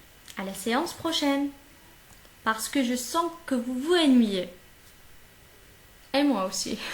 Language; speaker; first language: French; non-native, local second language; Arabic